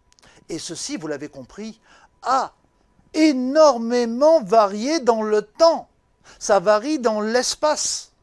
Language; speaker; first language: French; native; French